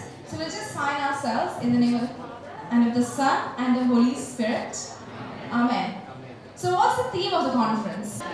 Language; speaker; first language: English; native; English